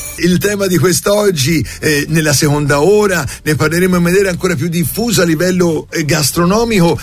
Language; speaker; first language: Italian; native; Italian